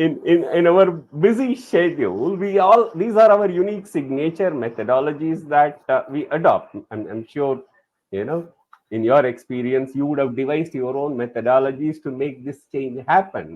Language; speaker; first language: English; non-native, local second language; Tamil